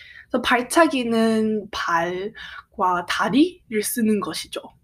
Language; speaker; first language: Korean; early bilingual, heritage; Korean